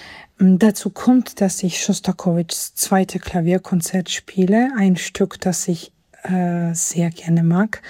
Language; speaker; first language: German; non-native, fluent; Georgian